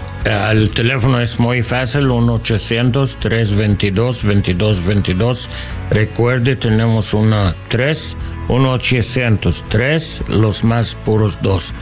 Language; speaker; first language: Spanish; non-native, learner; English